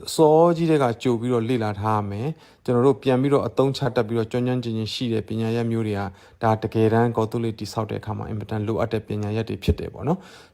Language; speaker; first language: Burmese; non-native, local second language; S'gaw Karen